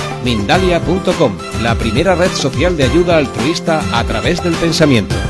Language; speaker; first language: Spanish; native; Spanish